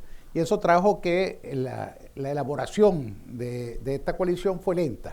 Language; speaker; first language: Spanish; native; Spanish